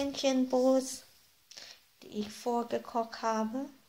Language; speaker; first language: German; non-native, fluent; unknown